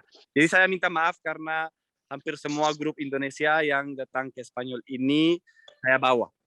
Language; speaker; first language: Indonesian; non-native, fluent; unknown